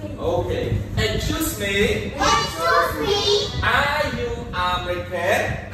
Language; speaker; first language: English; non-native, learner; Khmer